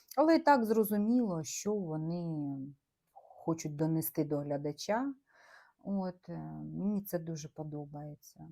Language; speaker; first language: Ukrainian; native; Ukrainian